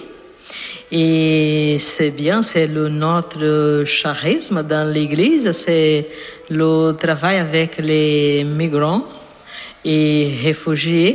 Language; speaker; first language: French; non-native, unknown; Portuguese